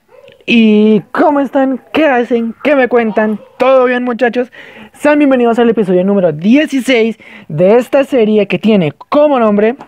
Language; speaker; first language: Spanish; native; Spanish